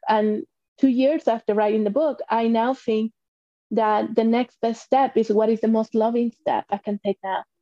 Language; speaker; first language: English; non-native, fluent; Spanish